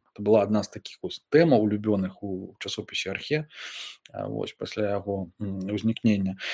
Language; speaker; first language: Belarusian; non-native, local second language; Russian